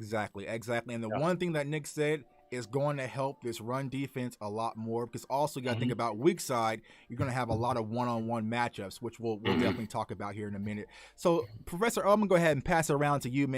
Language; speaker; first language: English; native; English